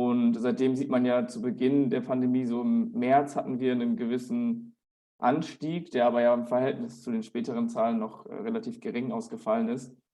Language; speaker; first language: German; native; German